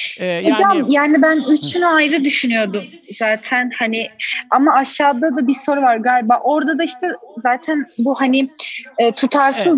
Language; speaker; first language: Turkish; native; Turkish